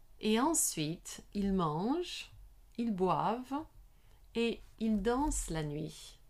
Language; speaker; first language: French; non-native, learner; English